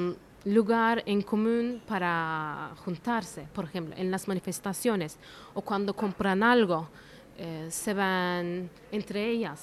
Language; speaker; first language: Spanish; non-native, fluent; Turkish